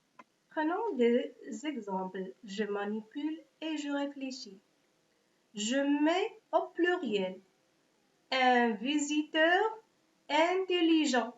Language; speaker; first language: French; non-native, local second language; Arabic